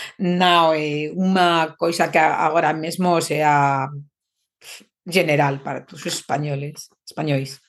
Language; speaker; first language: Portuguese; non-native, fluent; Spanish